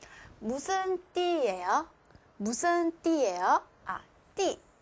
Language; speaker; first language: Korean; non-native, fluent; Chinese